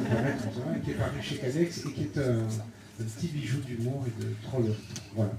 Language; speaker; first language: French; native; French